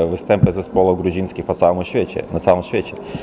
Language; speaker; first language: Polish; non-native, learner; Georgian